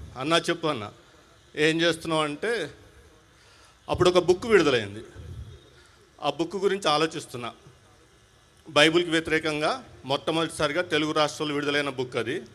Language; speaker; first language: Telugu; non-native, local second language; Hindi